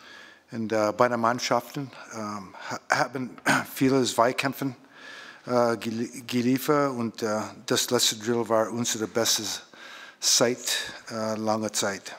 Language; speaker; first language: German; non-native, fluent; English